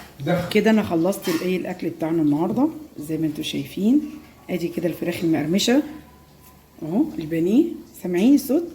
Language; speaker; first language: Arabic; native; Arabic